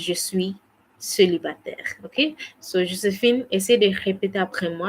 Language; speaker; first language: French; non-native, fluent; English